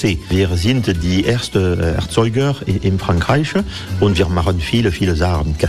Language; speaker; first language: German; non-native, fluent; French